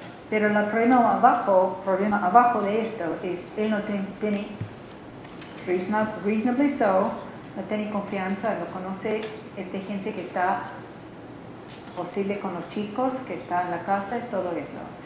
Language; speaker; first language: Spanish; non-native, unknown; English